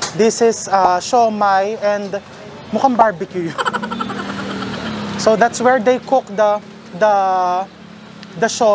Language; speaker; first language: English; non-native, local second language; Filipino